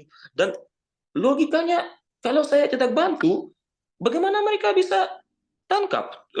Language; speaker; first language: Indonesian; non-native, fluent; Russian